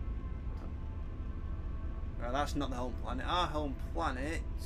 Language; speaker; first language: English; native; English